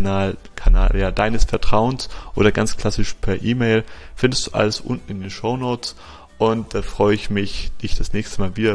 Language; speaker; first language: German; native; German